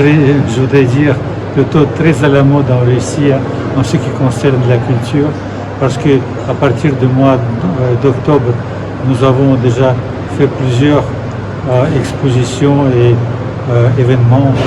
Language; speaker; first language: French; non-native, fluent; Russian